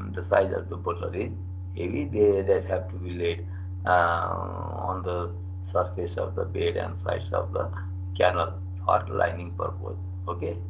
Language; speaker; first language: English; non-native, local second language; Nepali